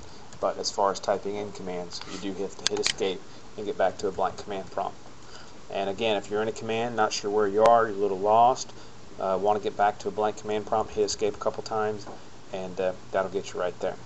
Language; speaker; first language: English; native; English